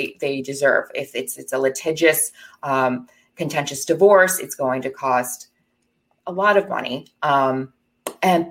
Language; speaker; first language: English; native; English